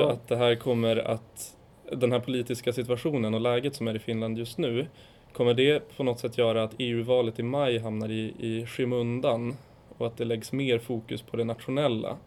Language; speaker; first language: Swedish; native; Swedish